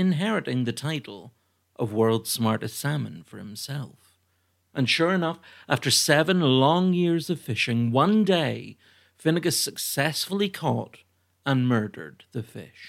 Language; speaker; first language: English; native; English